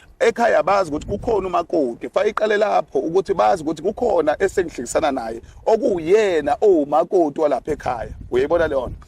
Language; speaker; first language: Zulu; native; Zulu